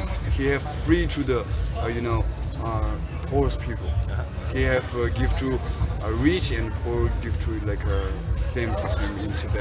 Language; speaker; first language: English; non-native, learner; Tibetan